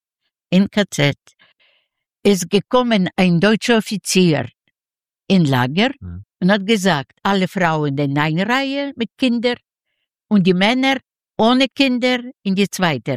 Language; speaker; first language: German; non-native, learner; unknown